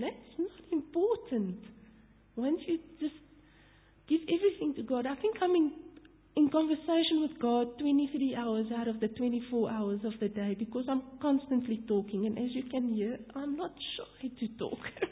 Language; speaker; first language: English; native; English